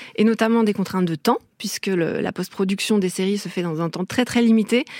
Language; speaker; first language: French; native; French